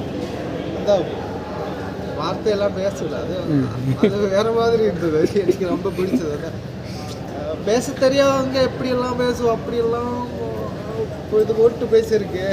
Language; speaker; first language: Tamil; non-native, local second language; Malayalam